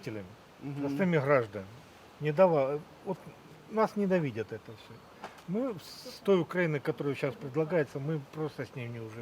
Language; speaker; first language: Russian; native; Russian